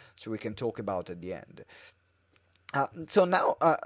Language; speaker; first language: English; non-native, fluent; Italian